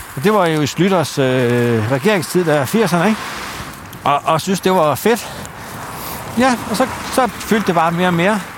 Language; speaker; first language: Danish; native; Danish